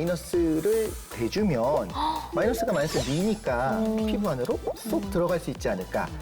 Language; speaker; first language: Korean; native; Korean